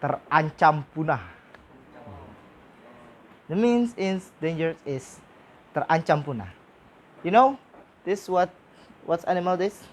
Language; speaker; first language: English; non-native, learner; Indonesian